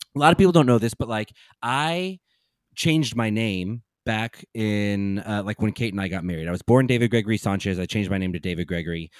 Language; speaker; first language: English; native; English